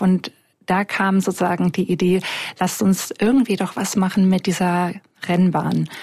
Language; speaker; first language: German; native; German